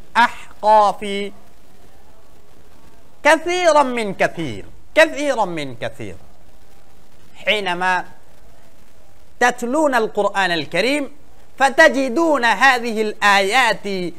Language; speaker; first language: Arabic; non-native, fluent; Bangla